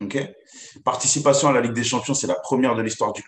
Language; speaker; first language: French; native; French